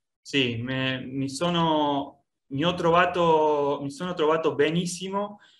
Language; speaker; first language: Italian; non-native, learner; Spanish